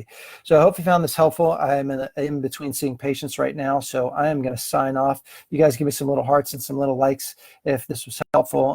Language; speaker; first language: English; native; English